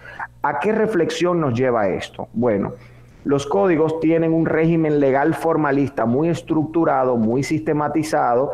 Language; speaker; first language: Spanish; native; Spanish